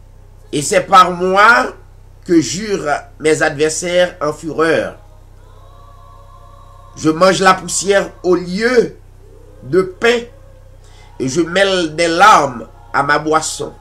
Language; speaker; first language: French; non-native, local second language; Haitian Creole